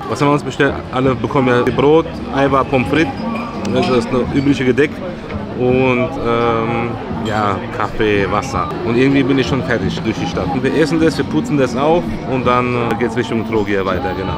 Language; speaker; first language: German; native; German